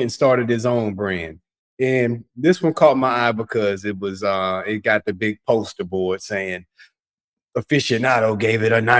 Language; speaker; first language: English; native; English